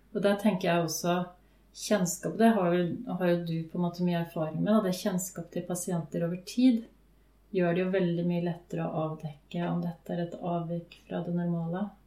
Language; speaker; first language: Norwegian; native; Norwegian